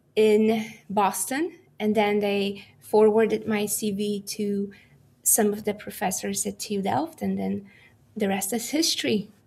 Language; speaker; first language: English; non-native, fluent; Polish